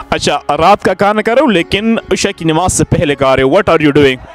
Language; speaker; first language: Urdu; non-native, local second language; Pashto